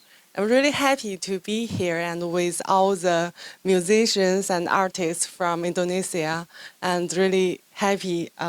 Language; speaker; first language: English; non-native, fluent; Chinese